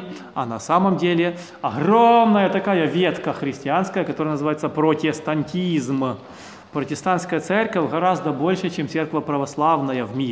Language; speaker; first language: Russian; native; Russian